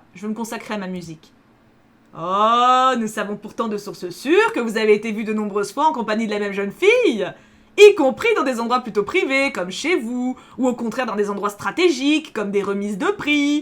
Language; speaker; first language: French; native; French